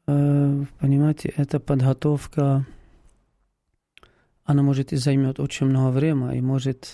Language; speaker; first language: Russian; non-native, fluent; Arabic